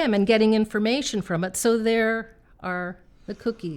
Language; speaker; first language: English; native; English